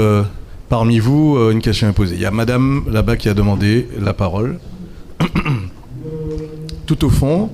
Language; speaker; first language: French; native; French